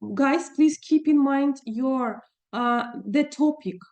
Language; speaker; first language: English; non-native, fluent; Russian